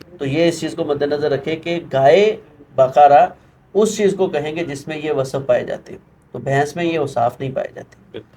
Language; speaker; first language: Urdu; non-native, local second language; Punjabi